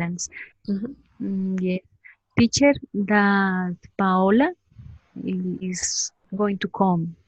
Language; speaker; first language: English; non-native, learner; Spanish